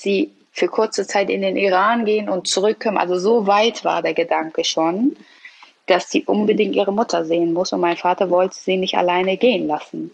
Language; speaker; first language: German; early bilingual, other home language; Persian